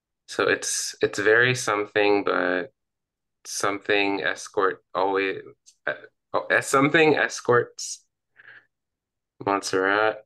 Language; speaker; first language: English; early bilingual, other home language; Spanish